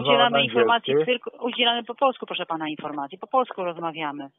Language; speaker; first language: Polish; native; Polish